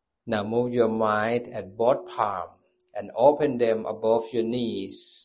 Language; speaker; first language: English; non-native, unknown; Thai